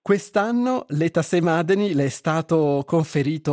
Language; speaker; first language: Italian; native; Italian